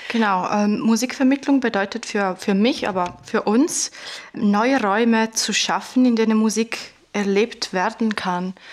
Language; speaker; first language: German; non-native, fluent; Italian